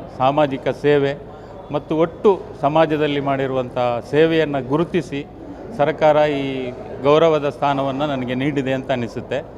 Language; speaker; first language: Kannada; non-native, local second language; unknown